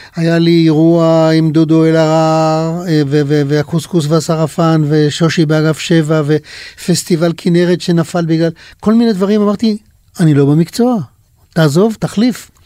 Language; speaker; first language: Hebrew; native; Hebrew